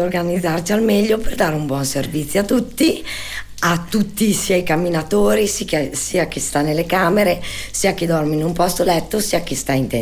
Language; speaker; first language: Italian; native; Italian